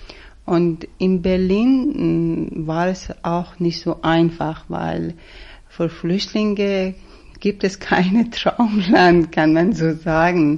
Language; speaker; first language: German; non-native, fluent; Persian